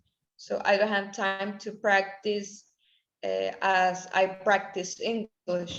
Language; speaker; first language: English; non-native, learner; Spanish